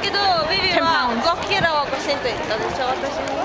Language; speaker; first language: Japanese; non-native, learner; Mongolian